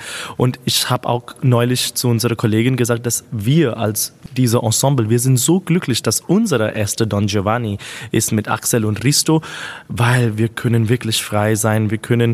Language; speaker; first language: German; non-native, fluent; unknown